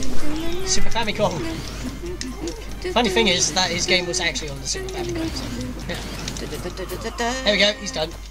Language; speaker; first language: English; native; English